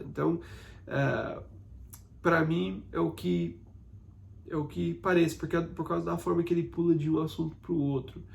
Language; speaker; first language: Portuguese; non-native, fluent; English